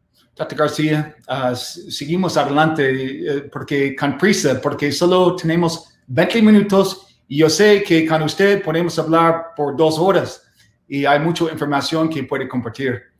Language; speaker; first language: Spanish; non-native, learner; English